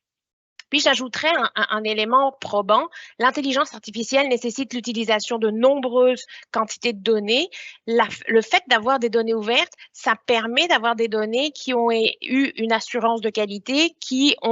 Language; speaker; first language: French; native; French